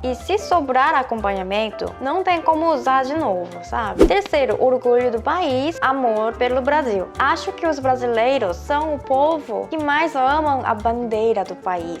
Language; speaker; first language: Portuguese; non-native, fluent; Korean